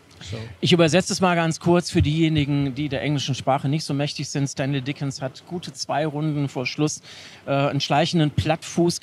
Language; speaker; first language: German; native; German